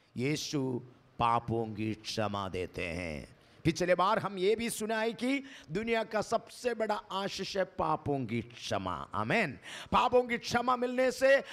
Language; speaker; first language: Hindi; non-native, local second language; Malayalam